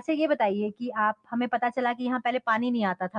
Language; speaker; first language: Hindi; native; Hindi